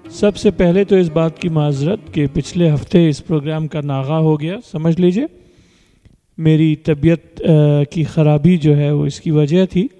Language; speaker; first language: Urdu; early bilingual, heritage; Urdu